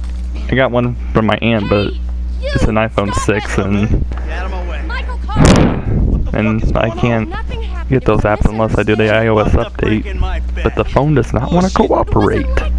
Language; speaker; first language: English; native; English